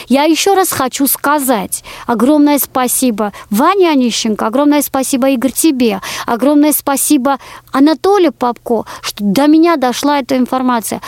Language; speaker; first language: Russian; non-native, local second language; Georgian